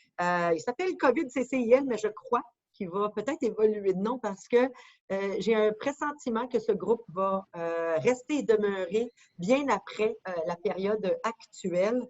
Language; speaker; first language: French; native; French